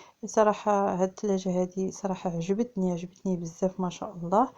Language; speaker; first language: Arabic; native; Arabic